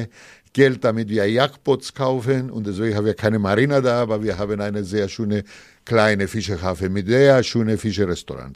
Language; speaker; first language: German; non-native, fluent; Greek